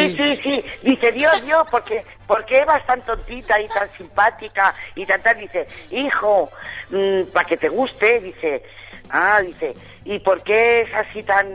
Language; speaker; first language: Spanish; native; Spanish